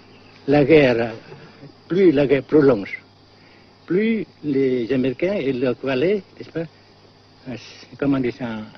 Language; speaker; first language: French; non-native, local second language; Vietnamese